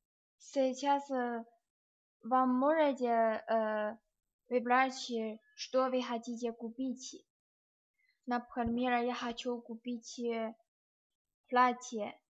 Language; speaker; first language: Russian; non-native, learner; Chinese